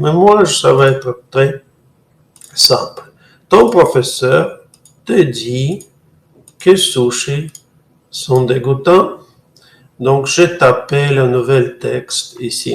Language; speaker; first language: French; non-native, fluent; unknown